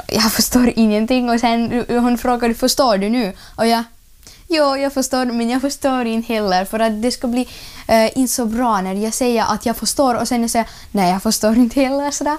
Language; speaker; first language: Swedish; early bilingual, other home language; Russian